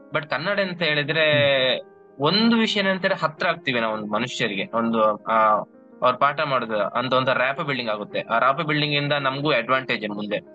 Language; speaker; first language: Kannada; native; Kannada